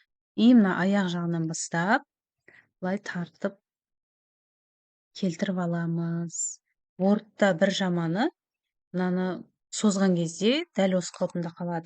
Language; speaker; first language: Kazakh; native; Kazakh